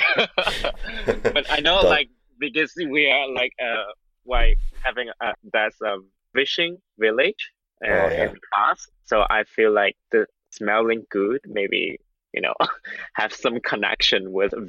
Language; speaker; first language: English; non-native, local second language; Cantonese